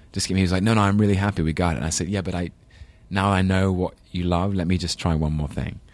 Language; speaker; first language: English; native; English